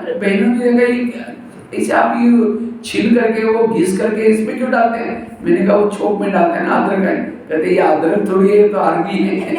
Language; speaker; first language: Hindi; non-native, local second language; Marathi